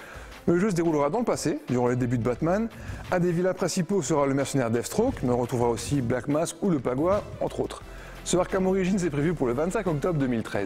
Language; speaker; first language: French; native; French